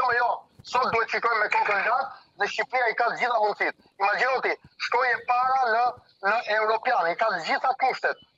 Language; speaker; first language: Albanian; early bilingual, heritage; Albanian